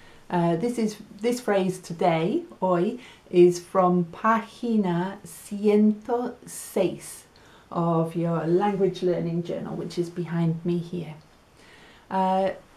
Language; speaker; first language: English; native; English